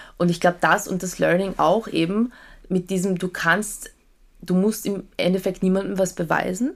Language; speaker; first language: German; early bilingual, other home language; Polish